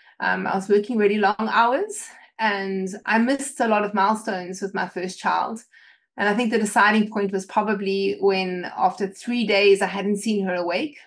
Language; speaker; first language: English; native; English